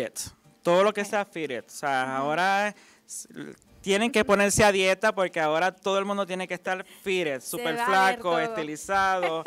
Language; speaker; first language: Spanish; native; Spanish